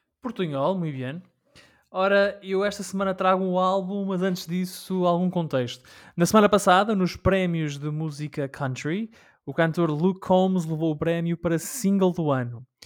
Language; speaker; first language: Portuguese; native; Portuguese